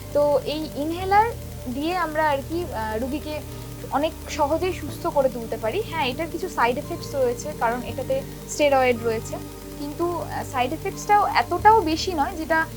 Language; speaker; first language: Bangla; native; Bangla